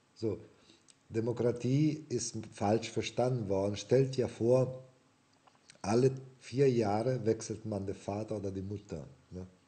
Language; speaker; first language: German; non-native, fluent; Italian